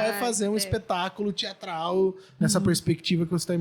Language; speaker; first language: Portuguese; native; Portuguese